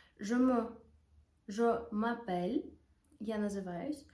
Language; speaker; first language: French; non-native, fluent; Ukrainian